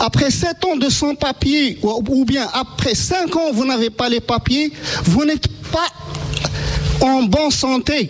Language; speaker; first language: French; non-native, fluent; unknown